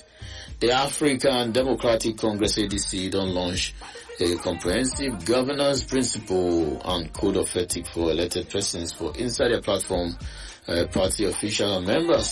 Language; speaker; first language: Nigerian Pidgin; non-native, local second language; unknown